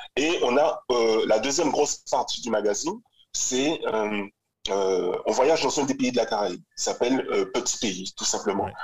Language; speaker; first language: French; native; French